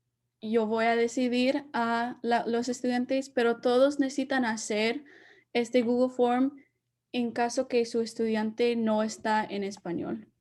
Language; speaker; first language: Spanish; early bilingual, heritage; Spanish